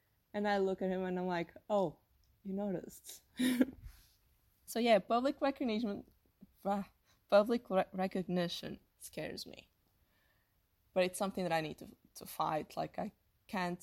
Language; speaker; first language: English; non-native, fluent; Portuguese